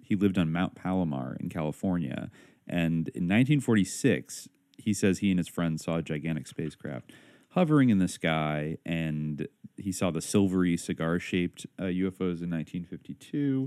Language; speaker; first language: English; native; English